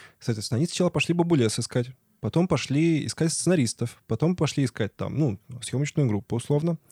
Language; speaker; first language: Russian; native; Russian